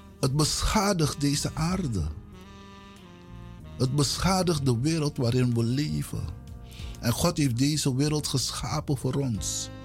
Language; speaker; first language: Dutch; non-native, local second language; Sranan Tongo